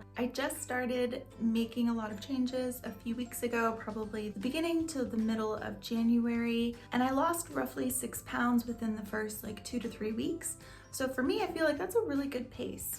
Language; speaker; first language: English; native; English